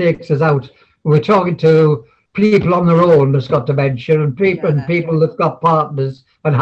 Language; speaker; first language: English; native; English